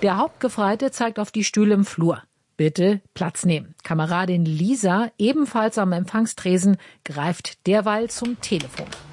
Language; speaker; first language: German; native; German